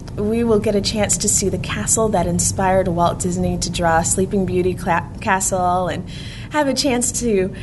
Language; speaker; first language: English; native; English